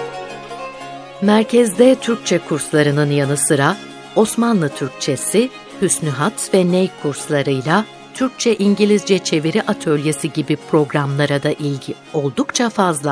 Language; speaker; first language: Turkish; native; Turkish